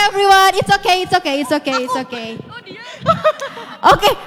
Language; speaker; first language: English; non-native, fluent; Indonesian